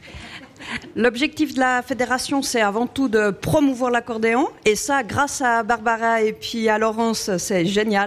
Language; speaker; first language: French; native; French